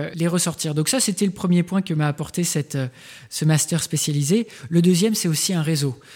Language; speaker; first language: French; native; French